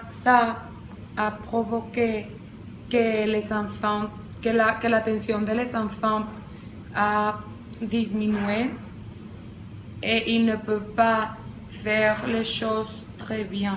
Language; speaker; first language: French; non-native, learner; Spanish